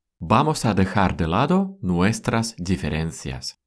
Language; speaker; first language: Spanish; non-native, fluent; Russian